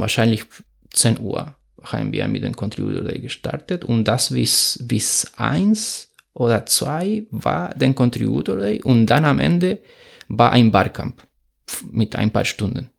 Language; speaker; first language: German; non-native, fluent; Spanish